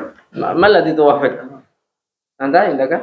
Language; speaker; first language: Arabic; non-native, fluent; Indonesian